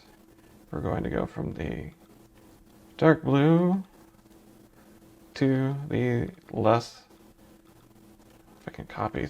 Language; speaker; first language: English; native; English